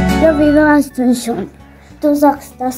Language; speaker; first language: German; non-native, learner; Arabic